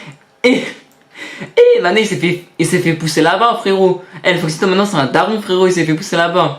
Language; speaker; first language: French; native; French